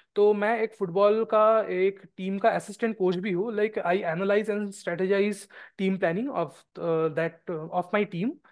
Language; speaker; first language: Hindi; non-native, local second language; Bangla